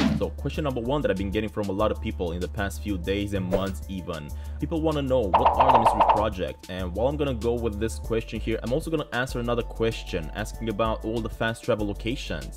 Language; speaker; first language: English; non-native, fluent; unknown